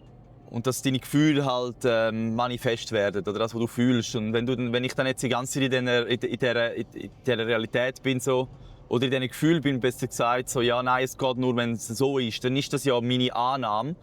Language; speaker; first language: German; native; German